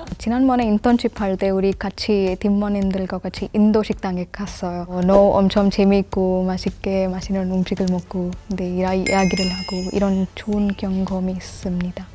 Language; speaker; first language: Korean; non-native, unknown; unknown